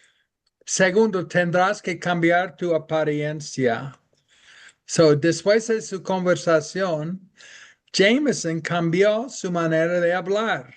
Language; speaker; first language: Spanish; non-native, fluent; English